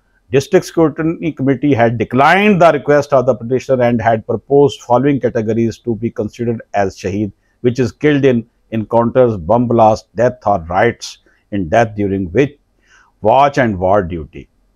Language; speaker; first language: English; non-native, local second language; Urdu